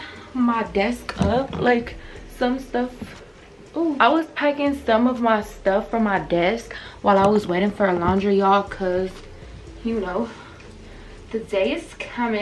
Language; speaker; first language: English; native; English